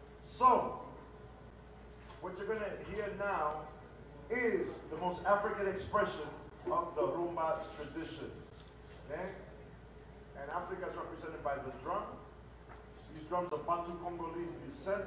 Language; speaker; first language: English; early bilingual, other home language; Spanish